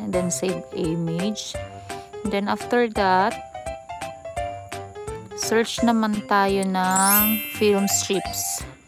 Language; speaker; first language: English; non-native, local second language; Filipino